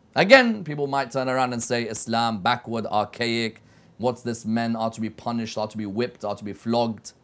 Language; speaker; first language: English; native; English